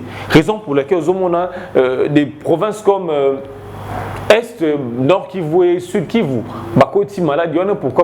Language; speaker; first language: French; non-native, local second language; Lingala